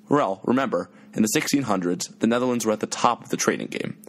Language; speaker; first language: English; native; English